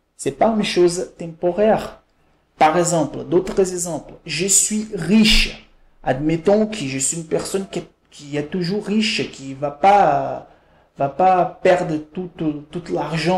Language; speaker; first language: French; non-native, fluent; Portuguese